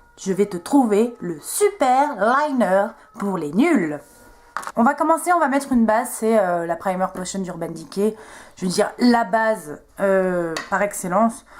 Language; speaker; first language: French; native; French